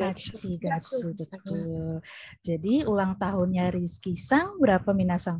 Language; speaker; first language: Indonesian; native; Indonesian